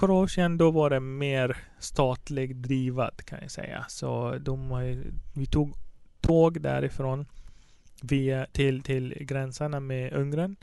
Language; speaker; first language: Swedish; non-native, fluent; Arabic